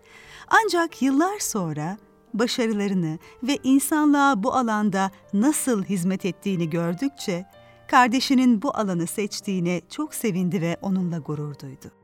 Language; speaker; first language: Turkish; native; Turkish